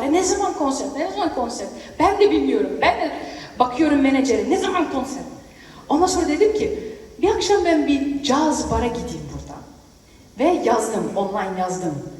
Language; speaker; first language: Turkish; early bilingual, heritage; Turkish